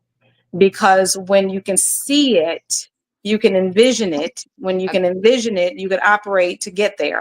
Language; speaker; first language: English; native; English